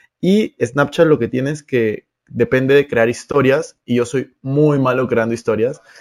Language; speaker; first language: Spanish; native; Spanish